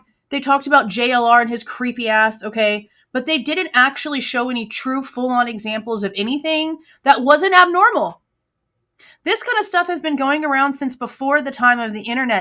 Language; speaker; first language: English; native; English